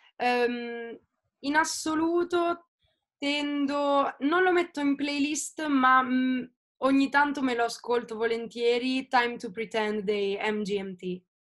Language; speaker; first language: Italian; native; Italian